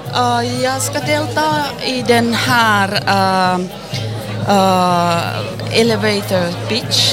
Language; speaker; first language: Swedish; non-native, local second language; Finnish